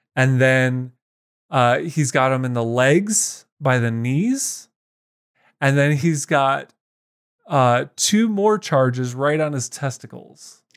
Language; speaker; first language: English; native; English